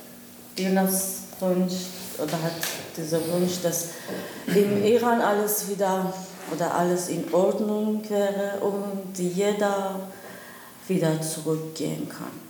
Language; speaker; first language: German; non-native, learner; Persian